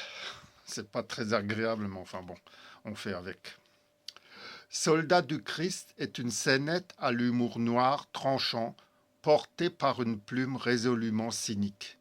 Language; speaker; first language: French; native; French